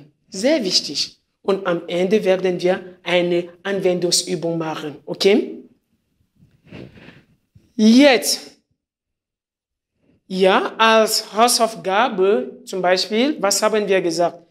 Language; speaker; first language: German; non-native, fluent; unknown